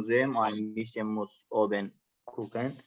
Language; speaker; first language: German; non-native, learner; Azerbaijani